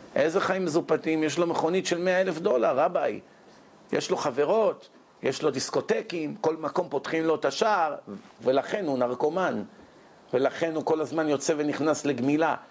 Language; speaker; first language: Hebrew; native; Hebrew